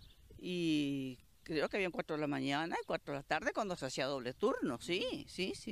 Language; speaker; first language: Spanish; native; Spanish